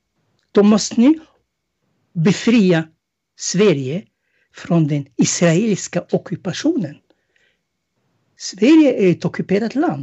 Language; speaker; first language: Swedish; non-native, fluent; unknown